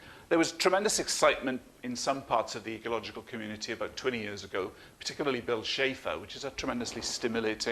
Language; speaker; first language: English; native; English